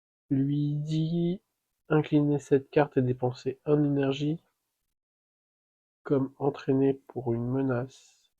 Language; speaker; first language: French; native; French